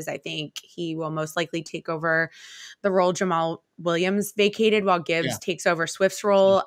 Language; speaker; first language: English; native; English